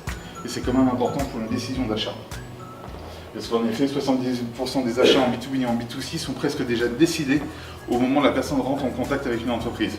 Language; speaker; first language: French; native; French